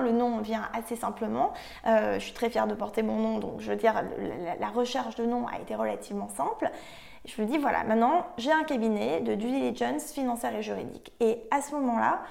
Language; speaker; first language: French; native; French